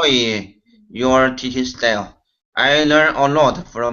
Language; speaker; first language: English; non-native, learner; Chinese